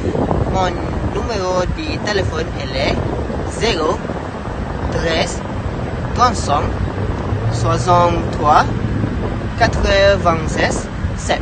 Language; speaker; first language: French; non-native, learner; Malay